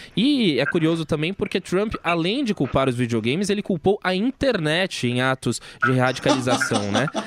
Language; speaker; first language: Portuguese; native; Portuguese